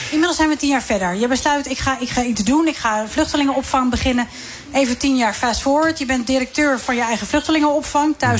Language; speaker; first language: Dutch; native; Dutch